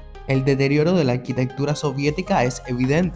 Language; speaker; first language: Spanish; native; Spanish